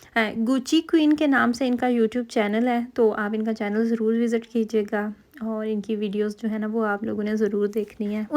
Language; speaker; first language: Urdu; native; Urdu